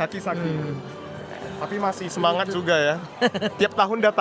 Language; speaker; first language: Indonesian; native; Indonesian